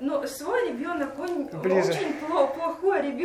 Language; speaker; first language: Russian; non-native, local second language; Latvian